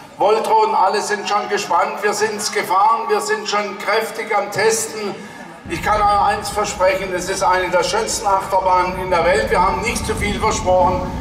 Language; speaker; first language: German; native; German